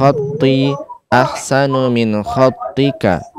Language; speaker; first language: Arabic; non-native, fluent; Indonesian